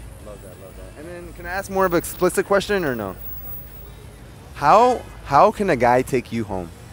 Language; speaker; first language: English; early bilingual, other home language; Spanish